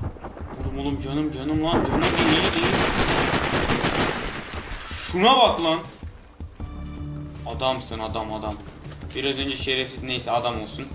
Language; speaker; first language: Turkish; native; Turkish